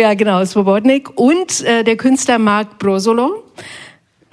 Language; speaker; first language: German; native; German